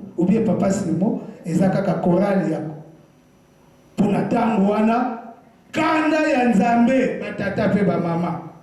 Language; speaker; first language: Lingala; non-native, local second language; Kongo